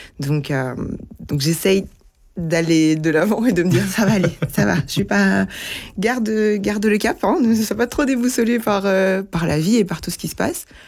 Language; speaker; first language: French; early bilingual, other home language; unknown